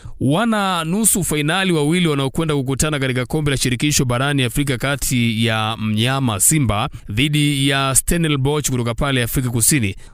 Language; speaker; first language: Swahili; native; Swahili